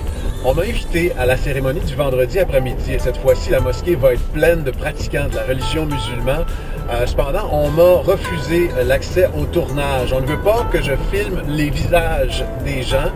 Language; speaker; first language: French; native; French